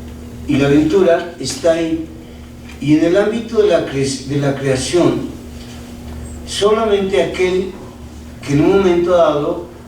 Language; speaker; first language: Spanish; native; Spanish